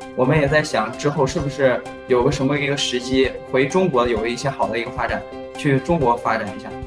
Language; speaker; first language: Chinese; native; Chinese